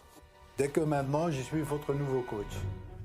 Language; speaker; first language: French; non-native, local second language; Dutch